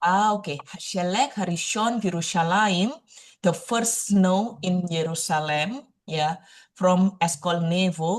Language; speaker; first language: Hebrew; non-native, fluent; Indonesian